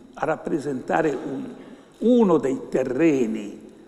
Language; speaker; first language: Italian; native; Italian